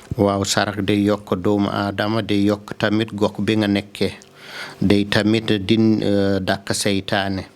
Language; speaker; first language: Wolof; non-native, local second language; Fula